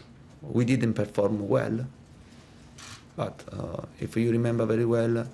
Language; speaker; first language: English; non-native, fluent; Italian